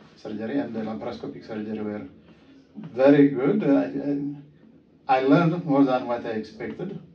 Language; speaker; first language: English; non-native, fluent; Amharic